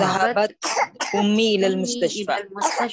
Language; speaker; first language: Arabic; non-native, learner; Urdu